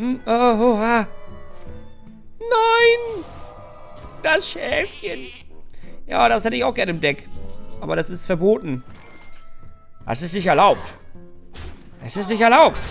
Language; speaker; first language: German; native; German